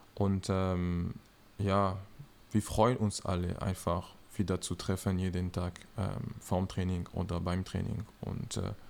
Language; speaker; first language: German; non-native, learner; French